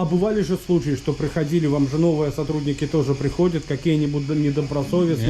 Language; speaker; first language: Russian; native; Russian